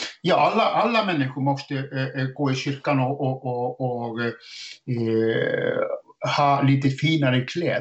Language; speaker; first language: Swedish; non-native, fluent; Icelandic